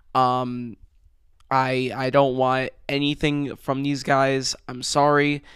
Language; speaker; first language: English; early bilingual, other home language; Spanish